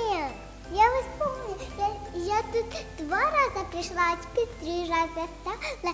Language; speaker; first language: Russian; non-native, learner; Tajik